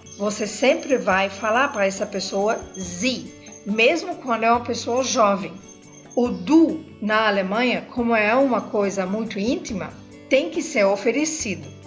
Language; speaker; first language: Portuguese; non-native, fluent; German